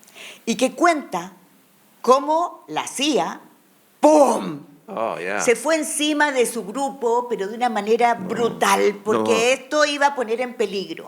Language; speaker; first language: Spanish; native; Spanish